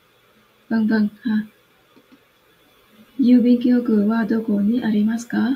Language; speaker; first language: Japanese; non-native, fluent; Vietnamese